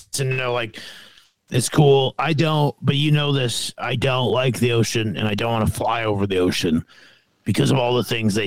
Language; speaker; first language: English; native; English